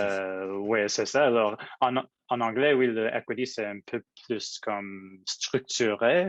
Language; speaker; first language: French; non-native, local second language; English